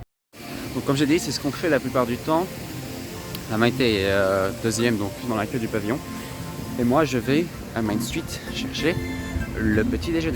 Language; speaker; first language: French; native; French